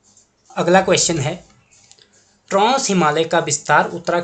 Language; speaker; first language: Hindi; native; Hindi